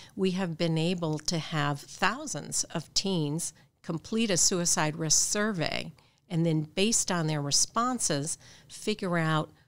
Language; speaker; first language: English; native; English